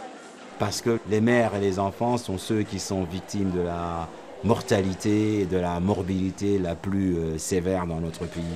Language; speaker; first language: French; native; French